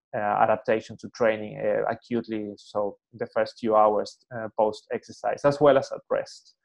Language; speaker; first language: English; non-native, fluent; Spanish